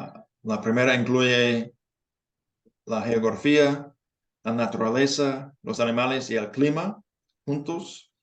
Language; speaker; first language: Spanish; non-native, fluent; English